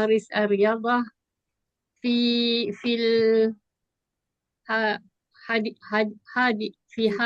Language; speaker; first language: Arabic; non-native, learner; Malay